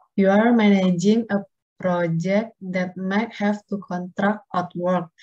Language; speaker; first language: English; non-native, learner; Indonesian